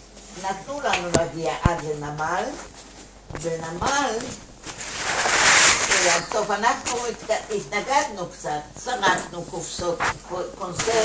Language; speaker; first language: Hebrew; non-native, fluent; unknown